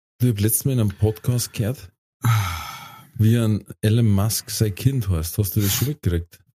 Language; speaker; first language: German; native; German